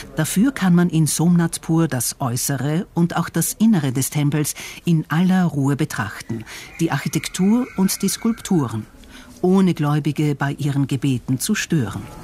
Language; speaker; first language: German; native; German